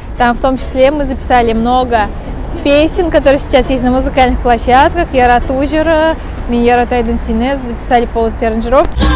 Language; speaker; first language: Russian; native; Russian